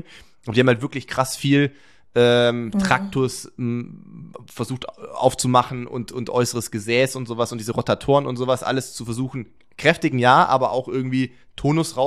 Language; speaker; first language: German; native; German